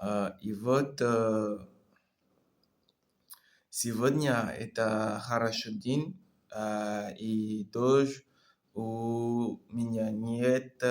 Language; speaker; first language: Russian; non-native, learner; French